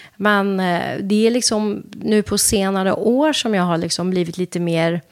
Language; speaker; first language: Swedish; non-native, fluent; Persian